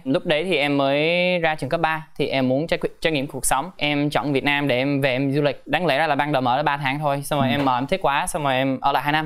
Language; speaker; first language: Vietnamese; early bilingual, heritage; Vietnamese